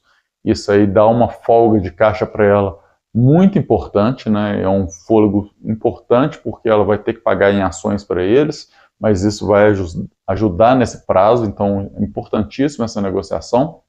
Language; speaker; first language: Portuguese; native; Portuguese